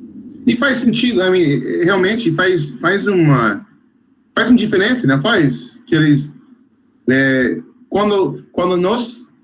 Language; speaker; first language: Portuguese; non-native, fluent; English